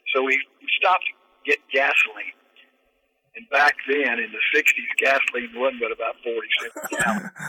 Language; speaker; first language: English; native; English